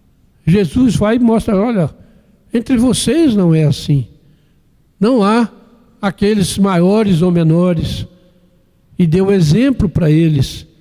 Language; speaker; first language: Portuguese; native; Portuguese